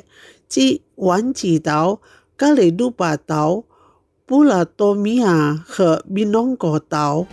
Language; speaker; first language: Chinese; non-native, fluent; Indonesian